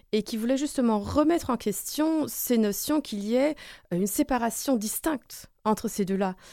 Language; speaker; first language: French; non-native, fluent; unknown